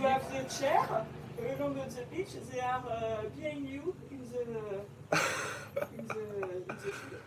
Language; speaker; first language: English; non-native, learner; French